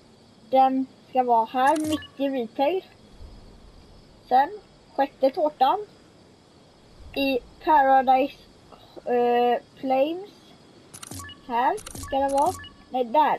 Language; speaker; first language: Swedish; native; Swedish